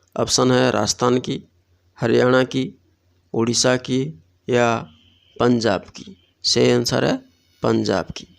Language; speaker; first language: Hindi; non-native, local second language; Odia